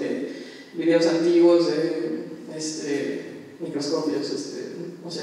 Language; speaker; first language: Spanish; native; Spanish